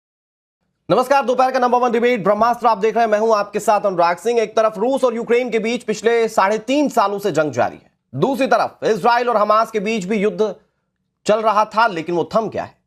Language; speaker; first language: Hindi; native; Hindi